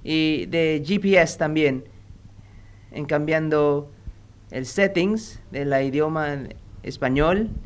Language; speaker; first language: Spanish; non-native, learner; Indonesian